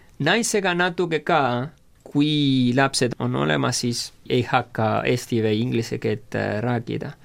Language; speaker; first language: Estonian; non-native, fluent; Spanish